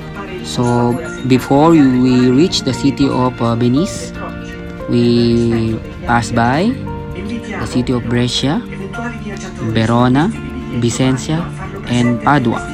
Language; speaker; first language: English; non-native, local second language; Filipino